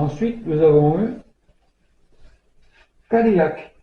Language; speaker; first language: French; native; French